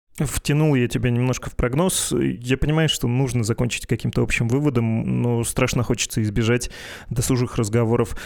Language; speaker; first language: Russian; native; Russian